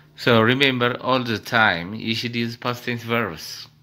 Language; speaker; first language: English; non-native, fluent; Amharic